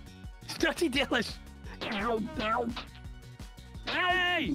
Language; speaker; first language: Russian; non-native, learner; English